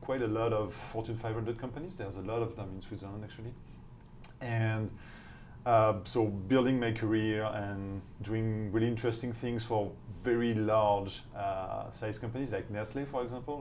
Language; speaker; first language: English; non-native, fluent; French